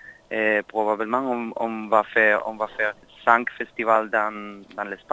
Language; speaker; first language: French; non-native, learner; Spanish